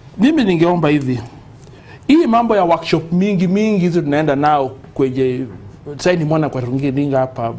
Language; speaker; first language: Swahili; non-native, local second language; Luo (Kenya and Tanzania)